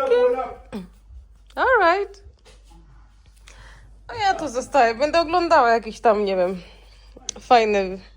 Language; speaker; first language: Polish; non-native, learner; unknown